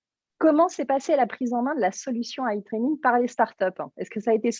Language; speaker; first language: French; native; French